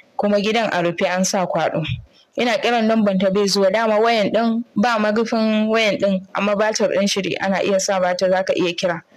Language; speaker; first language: Hausa; non-native, local second language; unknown